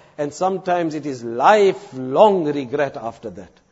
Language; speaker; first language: English; native; English